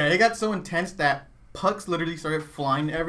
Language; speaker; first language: English; native; English